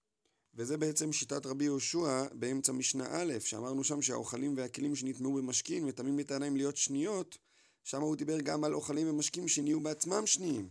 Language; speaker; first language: Hebrew; native; Hebrew